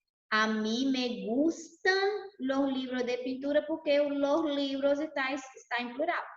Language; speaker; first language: Spanish; non-native, fluent; Portuguese